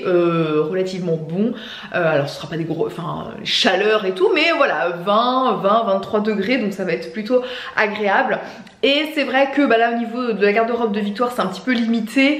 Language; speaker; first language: French; native; French